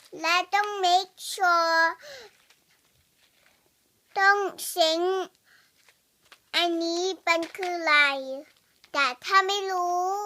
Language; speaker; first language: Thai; early bilingual, heritage; English